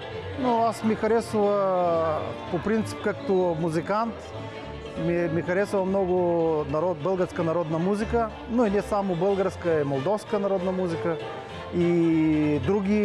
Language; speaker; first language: Bulgarian; early bilingual, heritage; Bulgarian